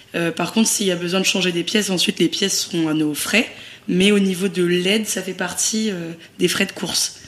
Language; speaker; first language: French; native; French